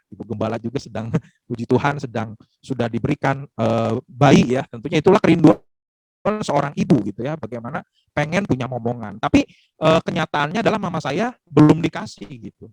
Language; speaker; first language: Indonesian; native; Indonesian